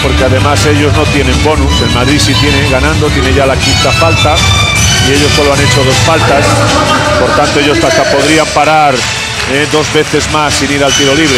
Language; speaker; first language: Spanish; native; Spanish